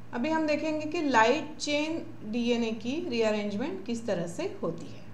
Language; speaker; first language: Hindi; non-native, local second language; Marathi